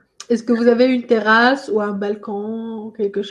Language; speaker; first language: French; non-native, local second language; Arabic